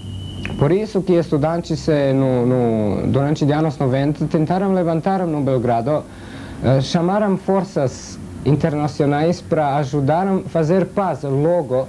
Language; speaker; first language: Portuguese; non-native, fluent; Serbian